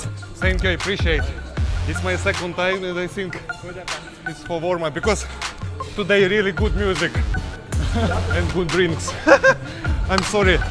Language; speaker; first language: English; non-native, learner; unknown